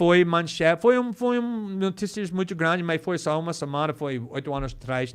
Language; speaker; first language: Portuguese; non-native, fluent; English